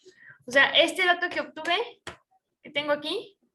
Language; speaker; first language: Spanish; native; Spanish